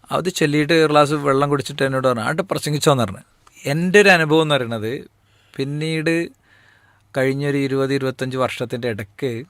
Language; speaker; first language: Malayalam; native; Malayalam